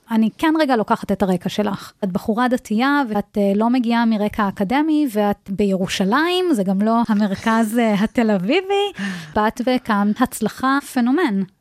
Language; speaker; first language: Hebrew; native; Hebrew